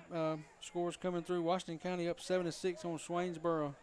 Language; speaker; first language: English; native; English